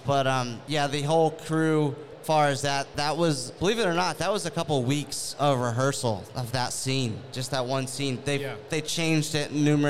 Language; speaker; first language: English; native; English